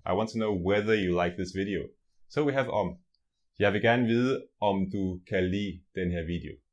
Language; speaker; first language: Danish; native; Danish